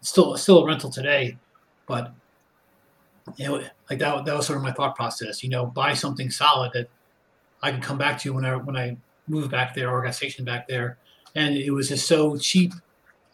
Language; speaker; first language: English; native; English